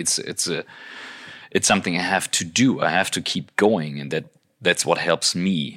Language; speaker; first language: English; non-native, fluent; German